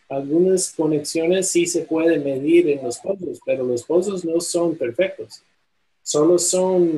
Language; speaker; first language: Spanish; non-native, fluent; English